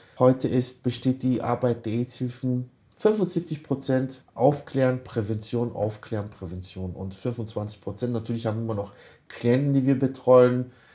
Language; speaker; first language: German; early bilingual, other home language; Kurdish